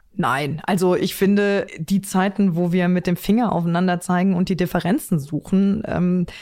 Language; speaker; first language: German; native; German